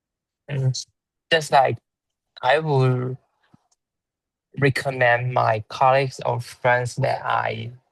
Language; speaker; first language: English; non-native, learner; Chinese